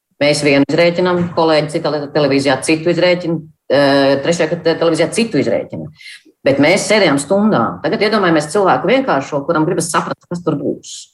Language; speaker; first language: Latvian; native; Latvian